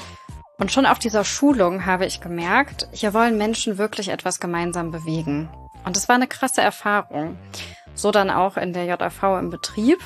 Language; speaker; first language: German; native; German